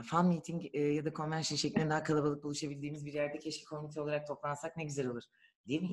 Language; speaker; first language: Turkish; native; Turkish